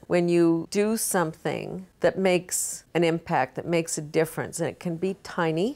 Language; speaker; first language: English; native; English